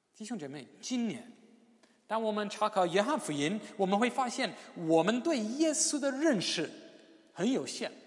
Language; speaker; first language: Chinese; non-native, fluent; English